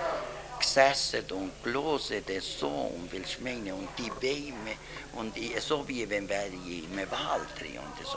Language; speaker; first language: German; early bilingual, heritage; German